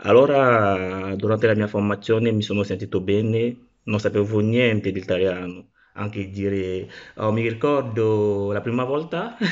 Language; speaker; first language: Italian; non-native, fluent; French